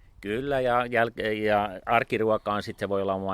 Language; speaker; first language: Finnish; native; Finnish